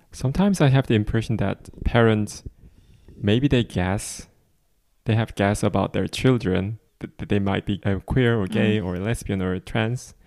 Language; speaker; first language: English; non-native, fluent; Korean